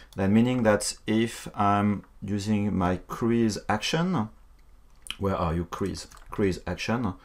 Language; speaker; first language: English; non-native, fluent; French